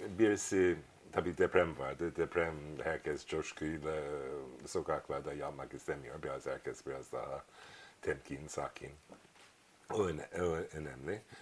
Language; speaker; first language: Turkish; non-native, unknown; English